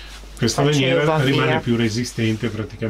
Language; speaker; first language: Italian; native; Italian